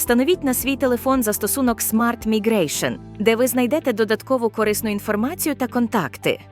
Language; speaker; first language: Ukrainian; native; Ukrainian